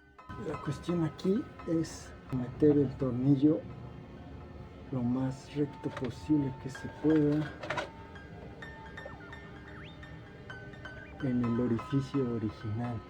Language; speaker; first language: Spanish; native; Spanish